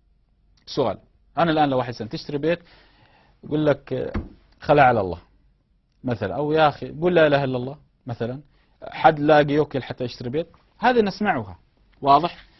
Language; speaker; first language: Arabic; native; Arabic